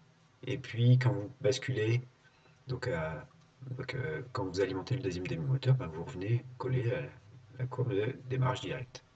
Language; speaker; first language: French; native; French